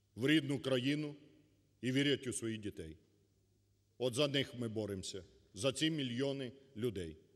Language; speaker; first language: Ukrainian; native; Ukrainian